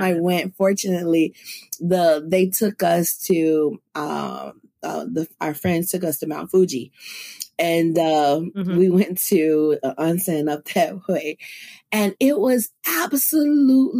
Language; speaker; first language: English; native; English